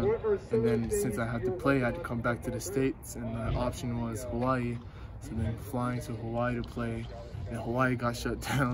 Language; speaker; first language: English; non-native, fluent; Japanese